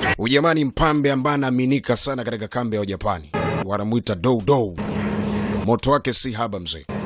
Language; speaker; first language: Swahili; native; Swahili